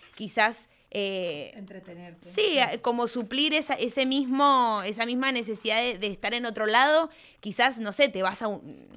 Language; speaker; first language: Spanish; native; Spanish